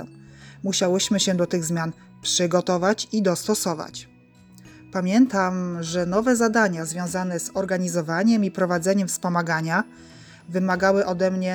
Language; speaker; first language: Polish; native; Polish